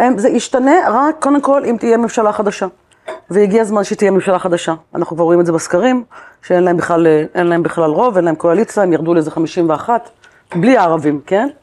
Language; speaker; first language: Hebrew; native; Hebrew